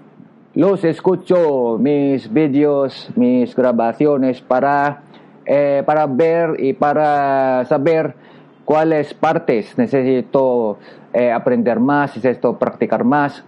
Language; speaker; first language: Spanish; non-native, learner; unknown